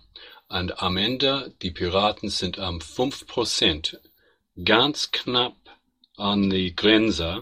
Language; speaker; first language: German; non-native, learner; English